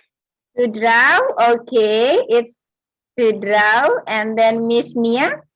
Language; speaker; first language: English; non-native, fluent; Indonesian